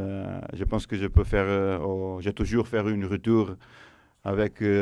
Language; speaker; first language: French; non-native, fluent; Portuguese